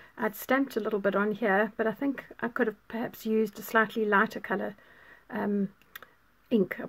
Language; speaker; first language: English; native; English